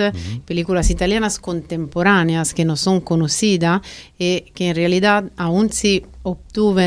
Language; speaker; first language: Spanish; non-native, fluent; Italian